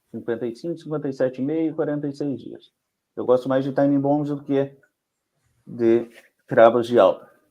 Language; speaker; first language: Portuguese; native; Portuguese